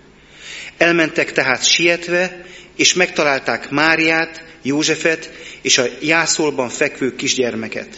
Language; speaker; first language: Hungarian; native; Hungarian